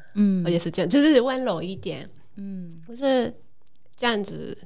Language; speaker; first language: Chinese; non-native, learner; Japanese